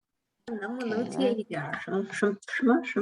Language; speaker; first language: Chinese; native; Chinese